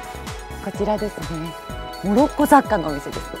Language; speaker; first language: Japanese; native; Japanese